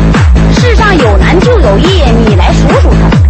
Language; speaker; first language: Chinese; native; Chinese